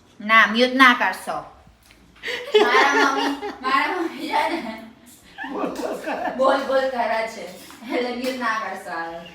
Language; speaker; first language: Gujarati; non-native, learner; Filipino